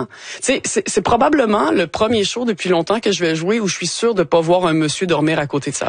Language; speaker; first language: French; native; French